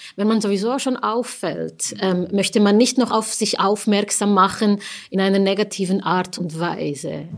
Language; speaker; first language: German; early bilingual, other home language; Tamil